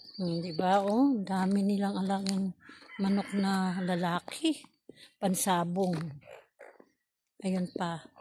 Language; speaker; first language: Filipino; non-native, local second language; Cebuano